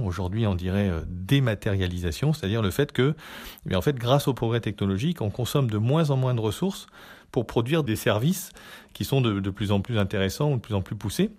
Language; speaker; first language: French; native; French